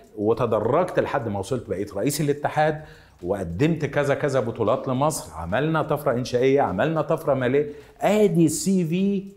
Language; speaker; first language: Arabic; native; Arabic